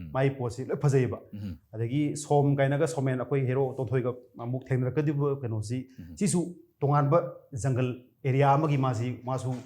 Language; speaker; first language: Manipuri; non-native, local second language; Rongmei Naga